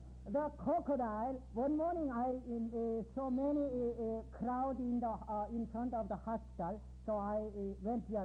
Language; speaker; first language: English; non-native, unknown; Korean